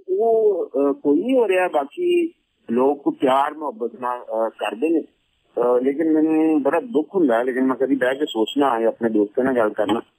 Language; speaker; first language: Punjabi; native; Punjabi